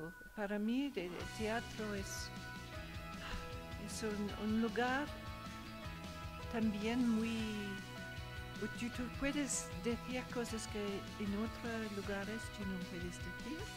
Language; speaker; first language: Spanish; non-native, learner; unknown